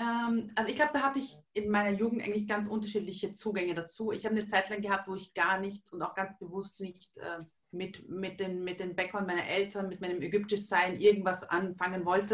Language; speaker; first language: German; early bilingual, other home language; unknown